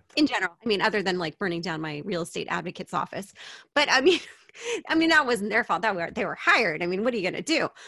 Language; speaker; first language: English; native; English